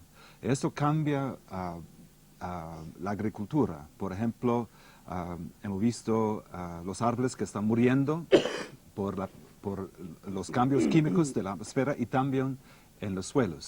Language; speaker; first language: Spanish; non-native, fluent; English